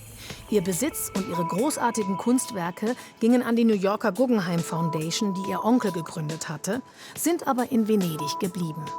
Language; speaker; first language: German; native; German